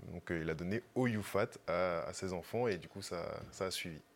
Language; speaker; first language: French; native; French